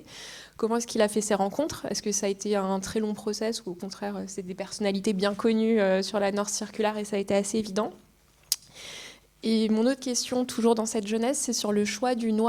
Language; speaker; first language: French; native; French